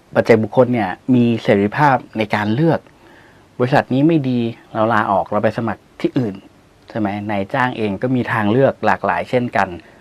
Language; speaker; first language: Thai; native; Thai